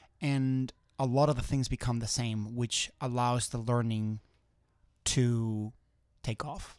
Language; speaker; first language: English; non-native, fluent; Spanish